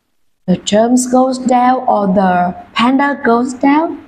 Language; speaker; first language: English; non-native, fluent; Vietnamese